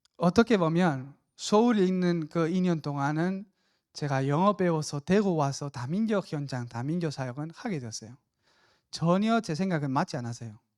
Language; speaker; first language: Korean; non-native, fluent; Spanish